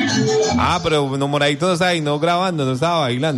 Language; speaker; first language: Spanish; native; Spanish